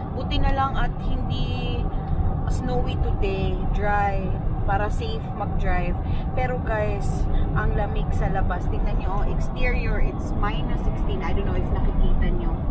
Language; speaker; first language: Filipino; non-native, local second language; Cebuano